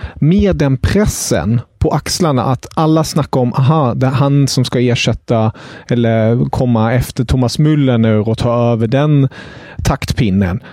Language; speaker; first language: Swedish; non-native, fluent; German